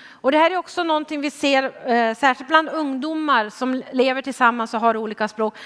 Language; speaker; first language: Swedish; native; Swedish